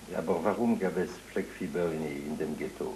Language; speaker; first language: German; non-native, learner; French